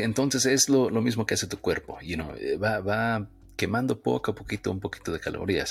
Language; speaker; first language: Spanish; early bilingual, heritage; Spanish